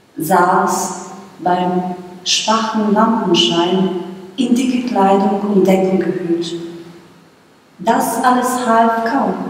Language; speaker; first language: German; non-native, fluent; Bosnian